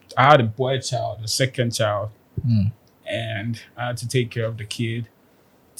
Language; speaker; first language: English; non-native, local second language; Akan